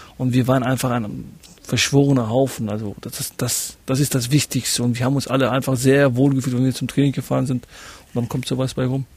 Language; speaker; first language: German; early bilingual, other home language; Kurdish